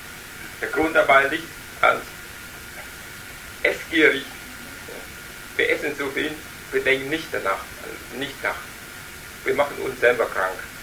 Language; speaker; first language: German; non-native, learner; Vietnamese